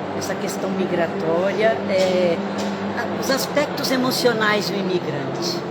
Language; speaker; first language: Portuguese; early bilingual, other home language; Italian